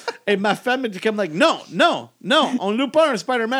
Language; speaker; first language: French; non-native, learner; English